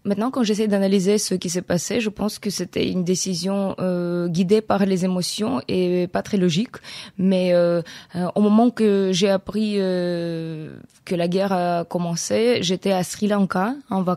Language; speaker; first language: French; non-native, fluent; Ukrainian